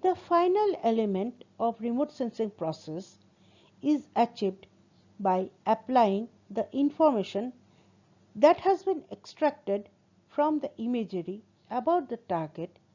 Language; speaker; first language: English; non-native, local second language; Assamese